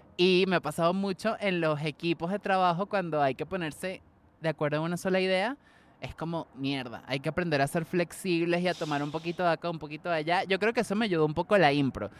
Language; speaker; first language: Spanish; native; Spanish